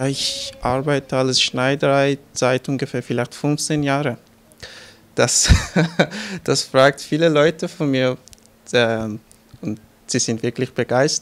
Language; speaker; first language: German; non-native, learner; Persian